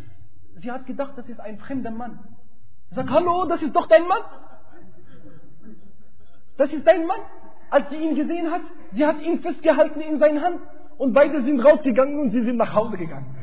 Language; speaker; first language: German; non-native, fluent; Arabic